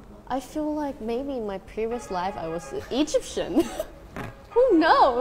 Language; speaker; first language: English; non-native, fluent; Thai